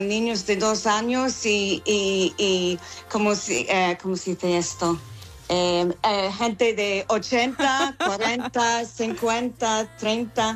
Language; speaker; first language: Spanish; non-native, fluent; English